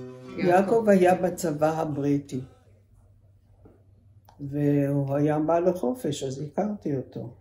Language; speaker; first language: Hebrew; early bilingual, other home language; German